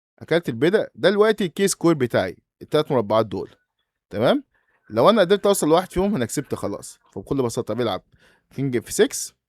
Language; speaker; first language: Egyptian Arabic; native; Egyptian Arabic